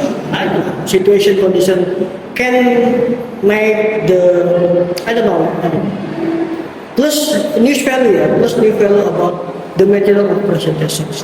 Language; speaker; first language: English; non-native, learner; Indonesian